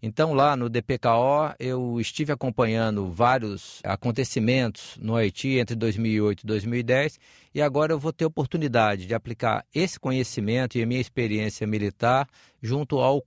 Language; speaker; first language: Portuguese; native; Portuguese